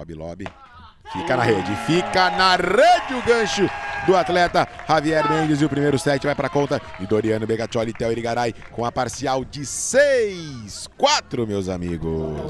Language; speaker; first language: Portuguese; native; Portuguese